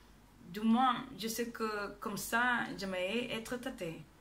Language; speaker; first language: French; non-native, fluent; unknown